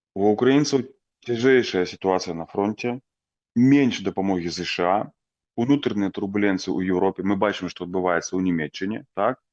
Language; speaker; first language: Belarusian; native; Belarusian